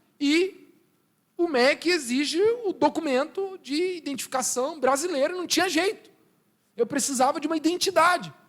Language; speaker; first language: Portuguese; early bilingual, other home language; Spanish